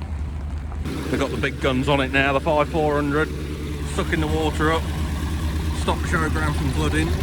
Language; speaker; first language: English; native; English